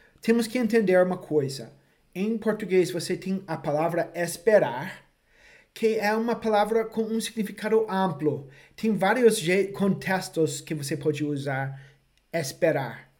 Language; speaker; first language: Portuguese; non-native, fluent; English